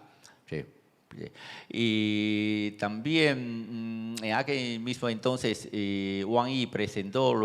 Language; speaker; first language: Spanish; non-native, fluent; Chinese